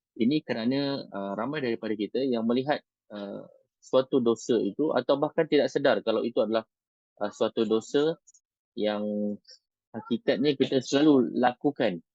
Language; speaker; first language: Malay; native; Malay